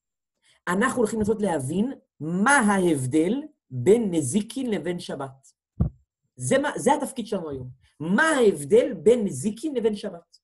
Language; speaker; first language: Hebrew; native; Hebrew